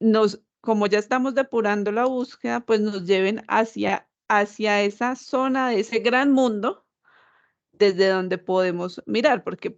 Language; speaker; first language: Spanish; native; Spanish